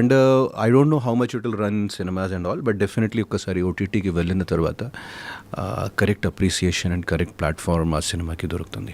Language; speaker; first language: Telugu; non-native, fluent; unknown